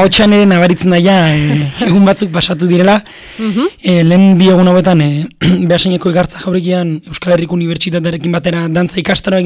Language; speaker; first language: Basque; native; Basque